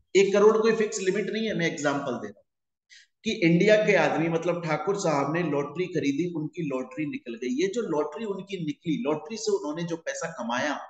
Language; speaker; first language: Hindi; native; Hindi